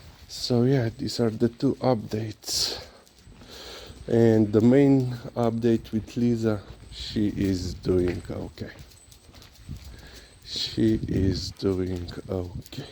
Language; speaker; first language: English; non-native, fluent; Slovenian